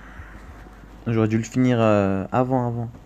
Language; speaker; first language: French; native; French